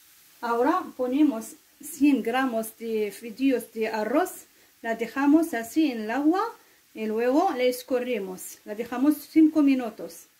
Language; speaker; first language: Spanish; non-native, fluent; Arabic